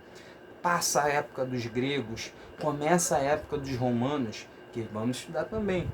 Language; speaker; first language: Portuguese; native; Portuguese